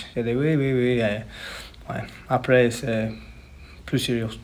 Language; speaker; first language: French; non-native, learner; English